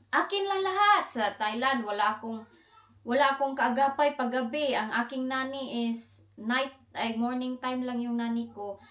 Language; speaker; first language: Filipino; non-native, local second language; Cebuano